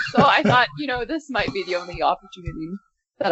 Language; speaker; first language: English; native; English